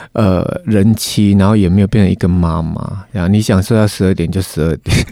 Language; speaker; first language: Chinese; non-native, local second language; Min Nan Chinese